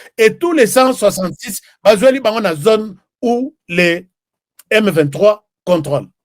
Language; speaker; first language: French; non-native, local second language; Lingala